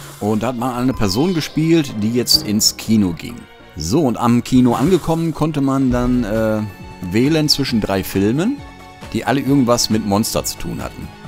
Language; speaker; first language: German; native; German